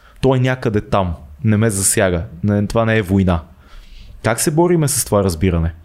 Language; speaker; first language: Bulgarian; native; Bulgarian